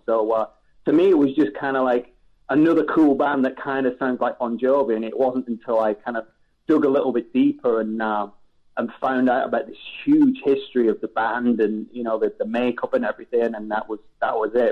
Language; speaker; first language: English; native; English